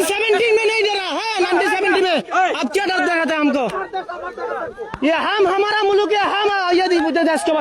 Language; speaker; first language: Hindi; non-native, learner; Bangla